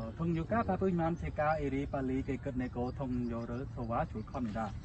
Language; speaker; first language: Korean; non-native, learner; Khmer